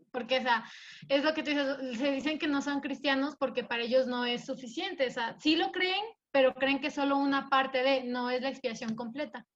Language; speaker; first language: Spanish; native; Spanish